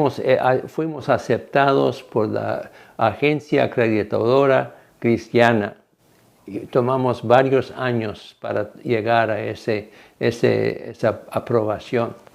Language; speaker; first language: Spanish; non-native, fluent; English